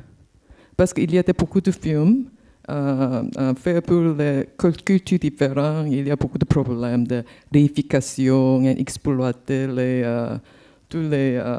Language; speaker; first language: French; non-native, learner; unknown